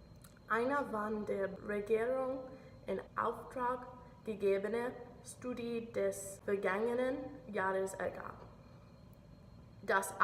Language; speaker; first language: German; non-native, learner; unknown